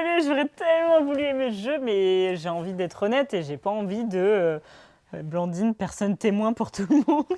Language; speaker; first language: French; native; French